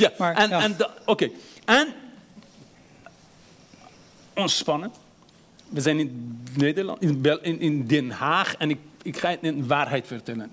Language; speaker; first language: Dutch; non-native, fluent; Persian